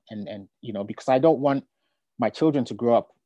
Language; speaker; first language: English; non-native, local second language; Ga